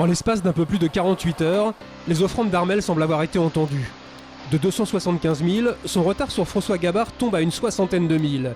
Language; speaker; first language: French; native; French